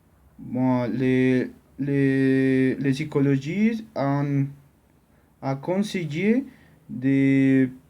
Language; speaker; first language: French; non-native, learner; Spanish